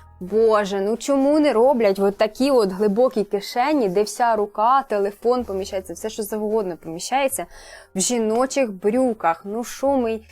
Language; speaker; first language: Ukrainian; non-native, local second language; Russian